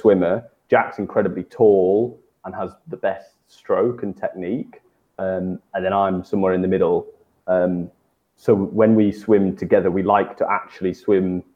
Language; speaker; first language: English; native; English